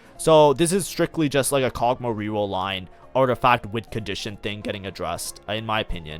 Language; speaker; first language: English; native; English